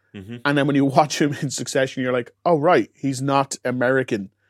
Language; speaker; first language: English; native; English